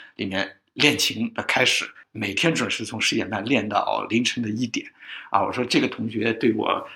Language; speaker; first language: Chinese; native; Chinese